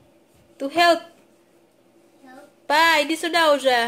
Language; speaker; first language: Russian; non-native, learner; Filipino